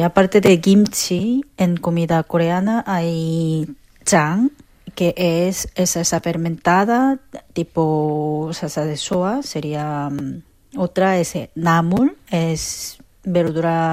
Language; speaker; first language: Spanish; non-native, fluent; Korean